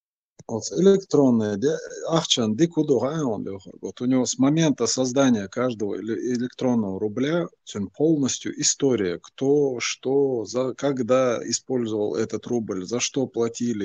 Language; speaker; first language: Russian; non-native, local second language; Chechen